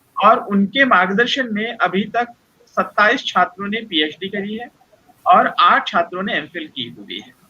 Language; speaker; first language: Hindi; non-native, local second language; Marathi